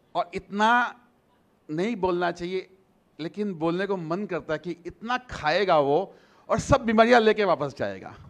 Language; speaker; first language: Hindi; non-native, local second language; Gujarati